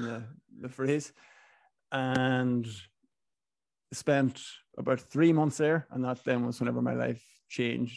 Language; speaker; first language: English; native; English